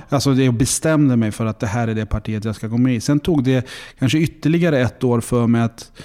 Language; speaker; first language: Swedish; early bilingual, other home language; Turkish